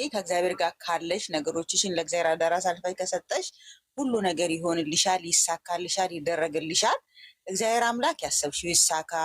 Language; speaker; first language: Amharic; native; Amharic